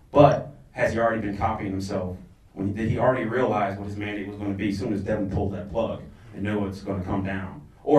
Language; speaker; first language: English; native; English